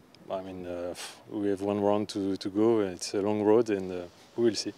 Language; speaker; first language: English; non-native, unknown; French